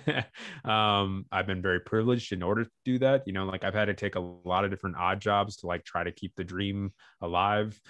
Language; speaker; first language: English; native; English